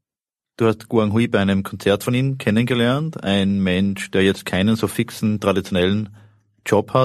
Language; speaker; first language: German; native; German